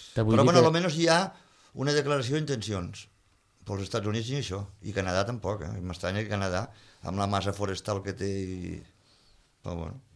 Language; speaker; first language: Catalan; native; Catalan